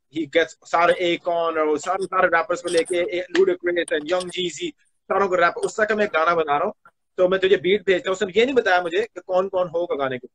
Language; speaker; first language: Hindi; early bilingual, other home language; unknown